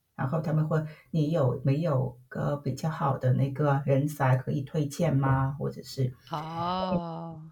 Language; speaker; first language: Chinese; non-native, fluent; Vietnamese